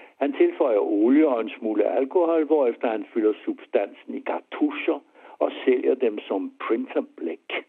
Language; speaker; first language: Danish; native; Danish